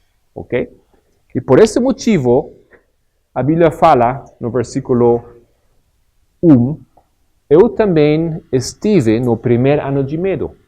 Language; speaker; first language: Portuguese; non-native, fluent; Spanish